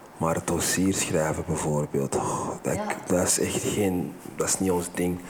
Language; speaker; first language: Dutch; non-native, fluent; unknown